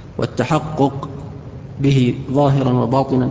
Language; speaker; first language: Arabic; native; Arabic